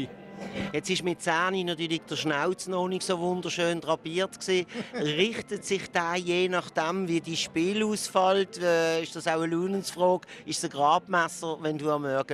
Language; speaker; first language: German; native; German